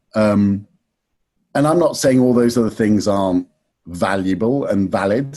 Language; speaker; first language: English; native; English